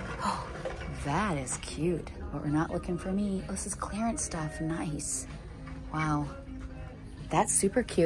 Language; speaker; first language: English; native; English